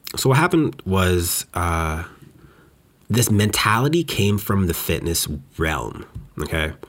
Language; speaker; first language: English; native; English